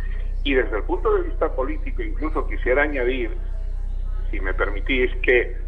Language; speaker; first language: Spanish; native; Spanish